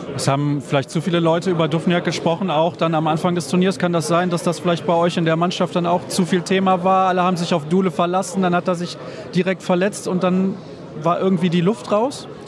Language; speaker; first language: German; native; German